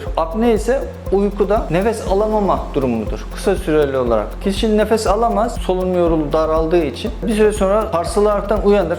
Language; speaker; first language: Turkish; native; Turkish